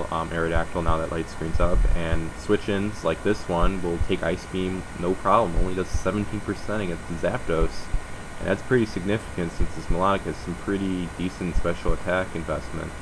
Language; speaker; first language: English; native; English